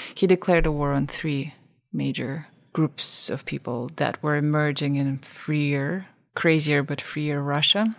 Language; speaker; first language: English; non-native, fluent; Russian